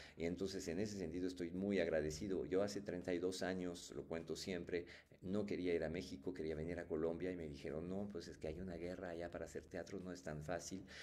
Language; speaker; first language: Spanish; non-native, fluent; French